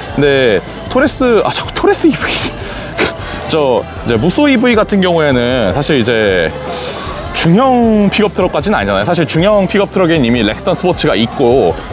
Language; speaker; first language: Korean; native; Korean